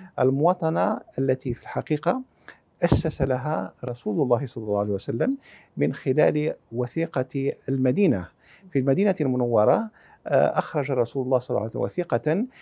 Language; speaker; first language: Arabic; early bilingual, heritage; Arabic